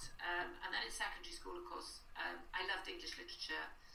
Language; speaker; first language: English; native; English